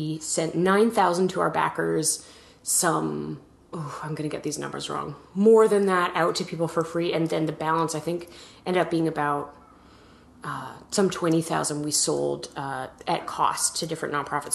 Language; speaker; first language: English; native; English